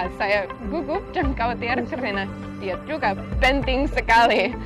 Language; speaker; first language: Indonesian; non-native, learner; English